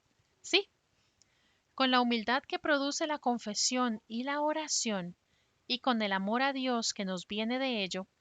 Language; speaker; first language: Spanish; native; Spanish